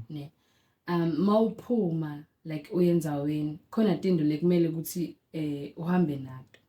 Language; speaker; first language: Zulu; native; Zulu